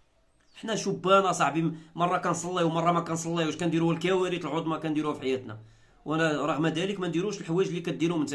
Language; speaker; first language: Arabic; native; Arabic